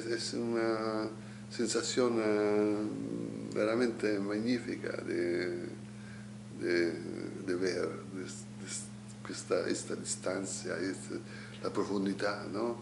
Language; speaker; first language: Spanish; non-native, learner; Italian